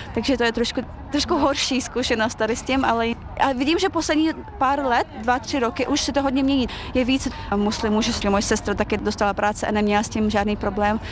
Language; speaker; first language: Czech; early bilingual, heritage; Czech